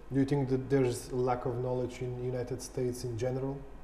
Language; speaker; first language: English; non-native, fluent; Macedonian